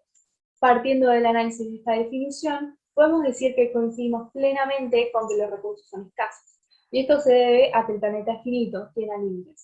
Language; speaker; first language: Spanish; native; Spanish